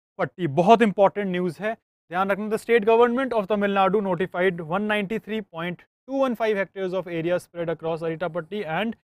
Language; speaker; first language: Hindi; native; Hindi